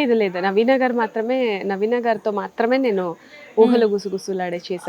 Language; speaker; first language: Telugu; non-native, fluent; Tamil